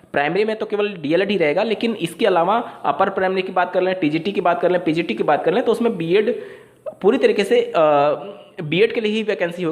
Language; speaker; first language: Hindi; native; Hindi